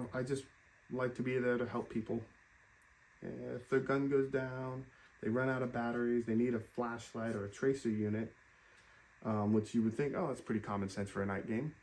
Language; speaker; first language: English; native; English